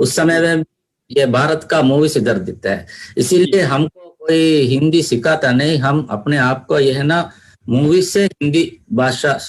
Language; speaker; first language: Hindi; non-native, learner; Divehi